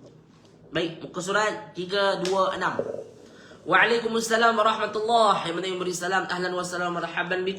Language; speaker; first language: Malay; native; Malay